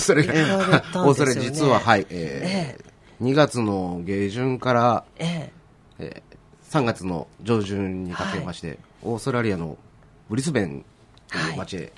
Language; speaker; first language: Japanese; native; Japanese